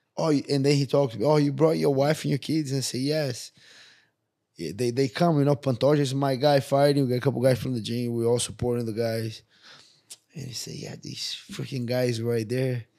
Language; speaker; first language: English; non-native, fluent; Portuguese